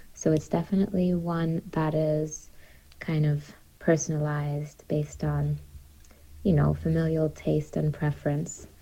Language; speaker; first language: English; non-native, fluent; Turkish